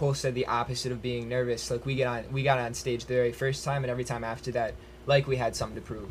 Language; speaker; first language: English; native; English